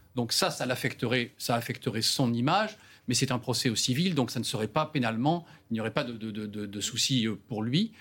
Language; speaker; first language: French; native; French